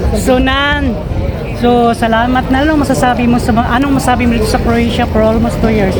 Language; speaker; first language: Filipino; native; Filipino